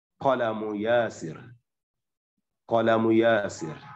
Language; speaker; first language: Arabic; non-native, fluent; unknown